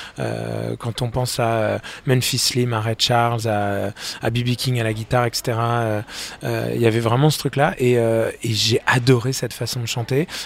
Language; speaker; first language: French; native; French